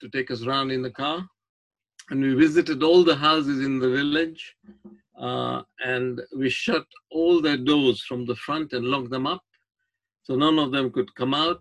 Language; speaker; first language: English; non-native, local second language; Gujarati